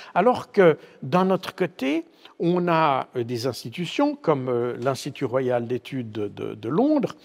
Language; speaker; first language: French; native; French